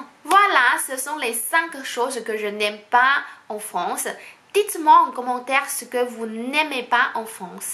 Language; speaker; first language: French; non-native, fluent; Chinese